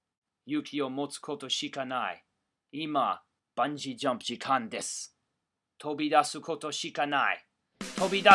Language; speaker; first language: Japanese; non-native, learner; English